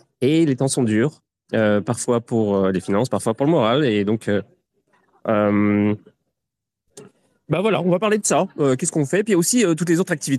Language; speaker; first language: French; native; French